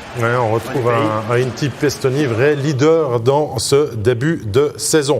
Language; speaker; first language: French; native; French